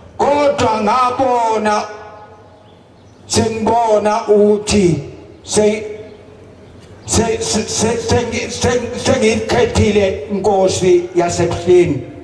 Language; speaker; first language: Zulu; native; Zulu